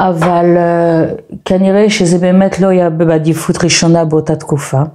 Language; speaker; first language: Hebrew; non-native, fluent; French